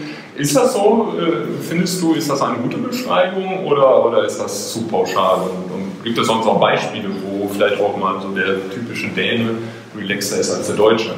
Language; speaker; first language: German; native; German